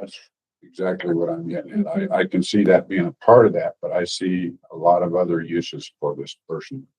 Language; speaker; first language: English; native; English